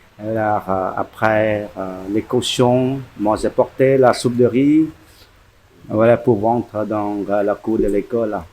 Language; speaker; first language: French; non-native, fluent; Khmer